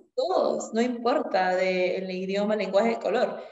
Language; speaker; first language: Spanish; native; Spanish